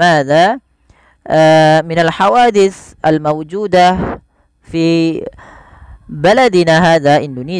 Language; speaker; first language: Arabic; non-native, fluent; Indonesian